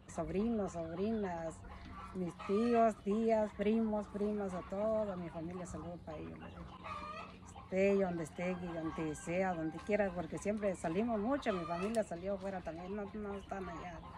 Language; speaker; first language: Spanish; non-native, local second language; Mixtepec Mixtec